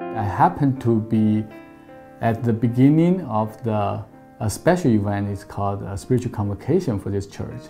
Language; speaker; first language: English; non-native, fluent; Chinese